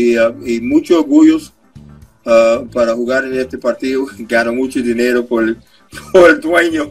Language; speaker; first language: Spanish; non-native, fluent; English